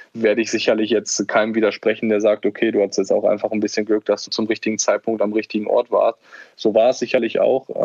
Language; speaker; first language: German; native; German